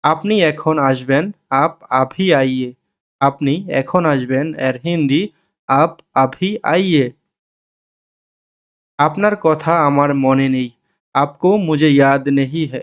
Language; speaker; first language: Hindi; non-native, learner; Bangla